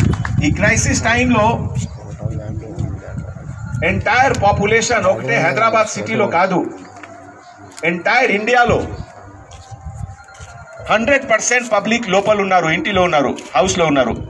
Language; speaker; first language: Telugu; non-native, fluent; Hindi